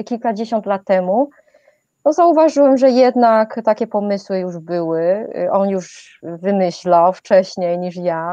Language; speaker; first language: Polish; non-native, fluent; Chinese